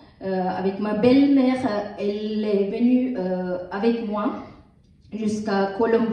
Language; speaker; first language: French; non-native, learner; Tamil